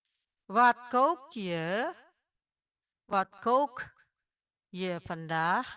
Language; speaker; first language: Dutch; non-native, fluent; Indonesian